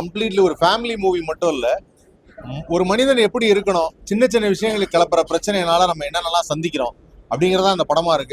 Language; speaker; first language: Tamil; native; Tamil